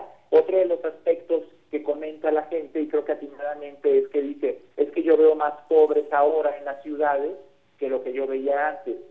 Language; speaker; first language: Spanish; native; Spanish